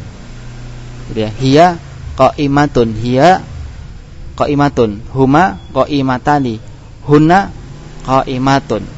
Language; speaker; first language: Arabic; non-native, fluent; Indonesian